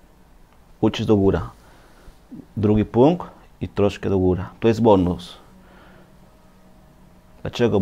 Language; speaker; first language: Polish; non-native, learner; Spanish